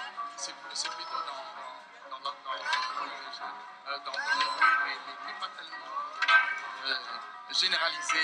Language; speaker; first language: French; non-native, fluent; Vietnamese